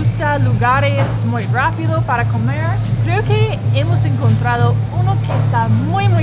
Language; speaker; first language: Spanish; non-native, learner; English